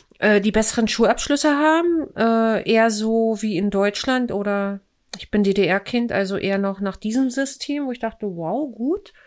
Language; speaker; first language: German; native; German